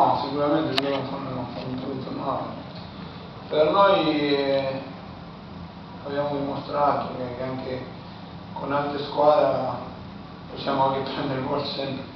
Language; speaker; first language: Italian; non-native, fluent; Spanish